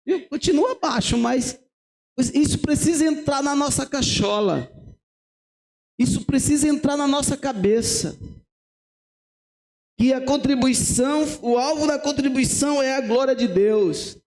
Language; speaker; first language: Portuguese; native; Portuguese